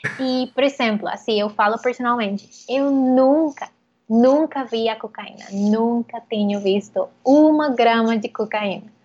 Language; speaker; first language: Portuguese; non-native, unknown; Spanish